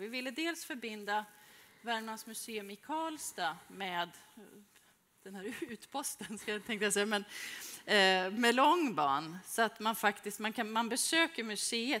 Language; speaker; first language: Swedish; native; Swedish